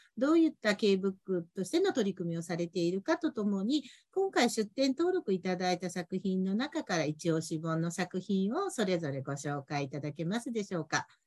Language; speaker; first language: Japanese; native; Japanese